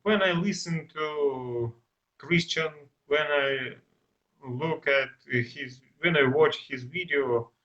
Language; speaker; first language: English; non-native, learner; Ukrainian